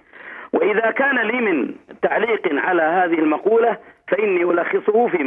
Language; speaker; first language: Arabic; native; Arabic